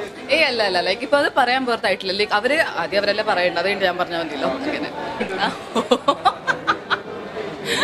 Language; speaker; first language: Malayalam; non-native, local second language; Punjabi